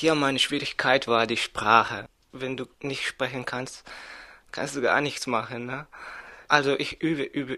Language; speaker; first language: German; non-native, learner; Spanish